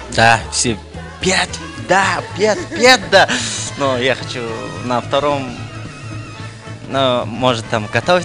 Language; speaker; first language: Russian; non-native, local second language; Buriat